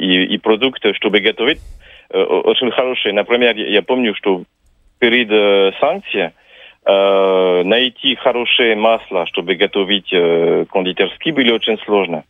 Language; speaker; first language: Russian; non-native, fluent; French